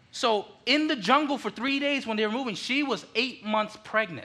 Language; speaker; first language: English; native; English